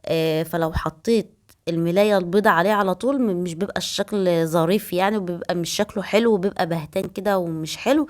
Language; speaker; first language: Arabic; native; Arabic